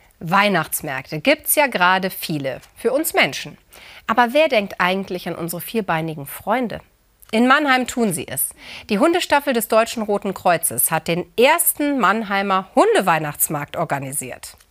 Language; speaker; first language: German; native; German